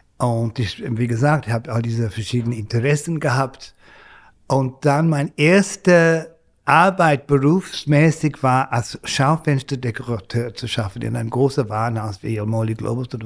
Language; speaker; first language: German; non-native, fluent; English